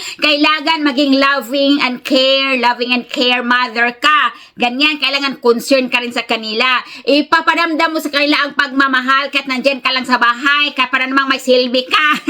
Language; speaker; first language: Filipino; native; Filipino